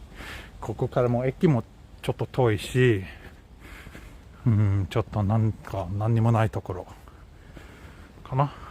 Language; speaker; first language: Japanese; non-native, fluent; Swedish